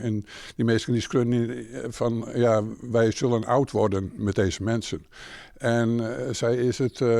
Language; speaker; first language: Dutch; non-native, local second language; Western Frisian